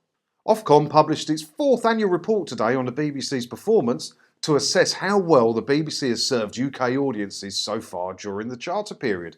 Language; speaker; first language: English; native; English